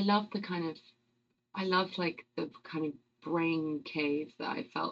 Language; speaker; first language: English; native; English